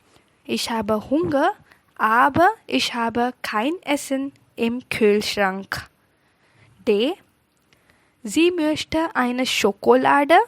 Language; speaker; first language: German; non-native, fluent; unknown